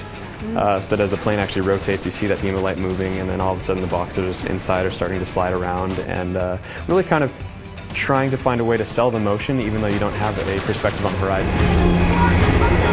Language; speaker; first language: English; native; English